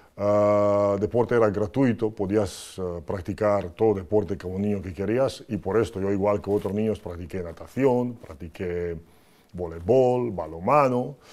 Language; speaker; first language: Spanish; non-native, fluent; Croatian